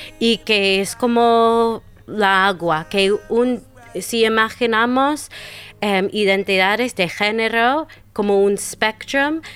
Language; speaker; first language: Spanish; non-native, fluent; English